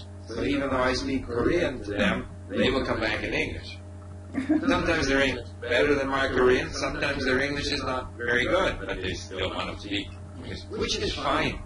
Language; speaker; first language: English; non-native, fluent; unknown